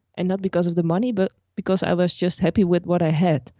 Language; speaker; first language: English; non-native, fluent; Dutch